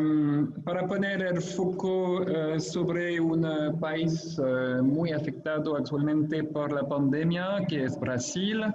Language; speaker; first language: Spanish; non-native, fluent; French